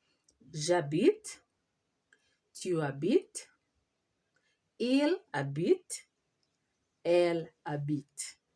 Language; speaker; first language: French; non-native, fluent; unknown